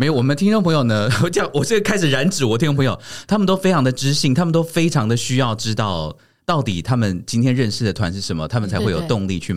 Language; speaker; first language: Chinese; native; Chinese